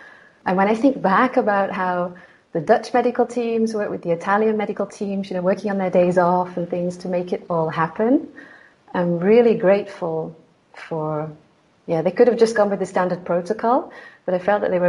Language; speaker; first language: English; native; English